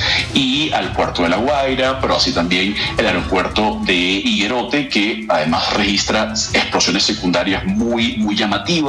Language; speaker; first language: Spanish; native; Spanish